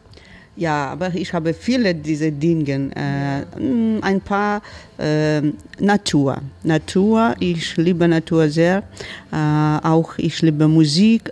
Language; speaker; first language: German; non-native, learner; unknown